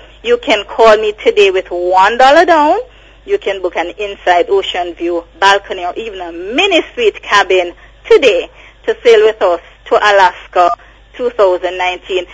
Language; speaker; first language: English; native; English